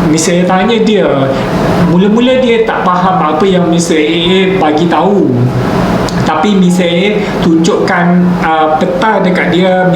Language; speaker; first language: Malay; native; Malay